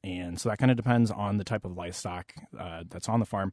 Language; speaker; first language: English; native; English